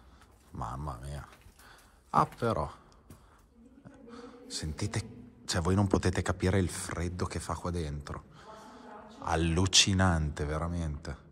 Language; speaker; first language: Italian; native; Italian